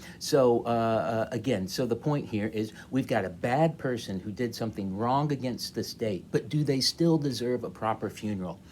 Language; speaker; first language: English; native; English